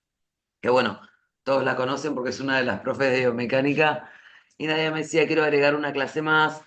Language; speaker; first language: Spanish; native; Spanish